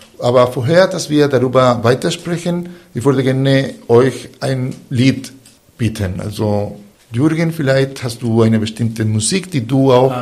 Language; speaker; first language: German; non-native, fluent; Spanish